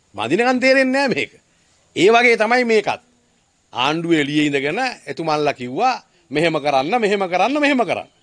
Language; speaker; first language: Sinhala; native; Sinhala